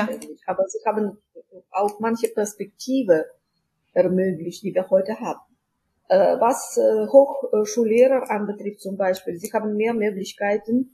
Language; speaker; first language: German; non-native, fluent; Ukrainian